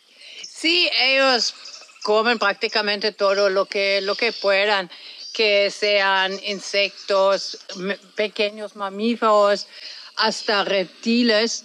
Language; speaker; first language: Spanish; non-native, fluent; German